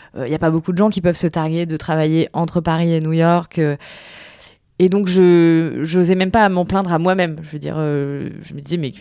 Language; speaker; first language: French; native; French